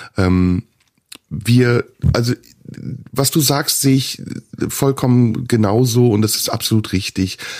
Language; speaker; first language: German; early bilingual, other home language; Turkish